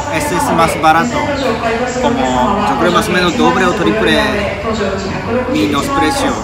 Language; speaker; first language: Spanish; non-native, learner; Japanese